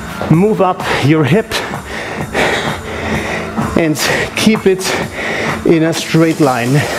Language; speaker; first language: English; non-native, fluent; German